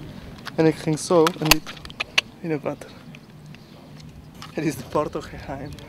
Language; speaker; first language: Dutch; non-native, learner; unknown